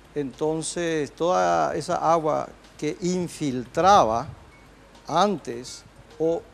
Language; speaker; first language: Spanish; native; Spanish